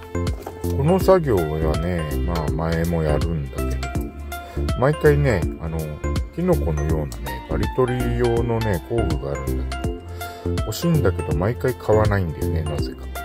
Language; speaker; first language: Japanese; native; Japanese